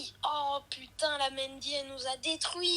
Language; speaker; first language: French; native; French